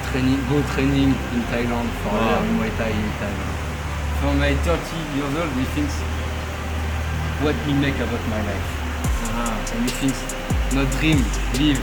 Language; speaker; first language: English; non-native, learner; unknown